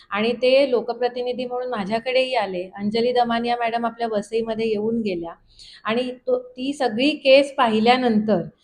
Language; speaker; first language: Marathi; native; Marathi